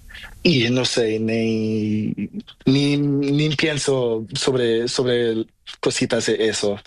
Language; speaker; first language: Spanish; non-native, learner; Portuguese